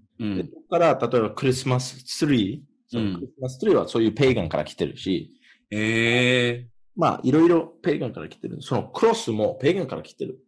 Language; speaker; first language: Japanese; non-native, fluent; English